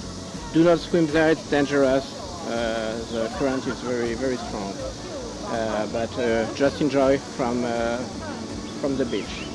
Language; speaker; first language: English; non-native, learner; French